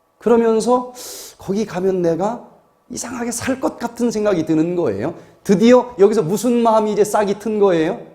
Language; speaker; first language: Korean; native; Korean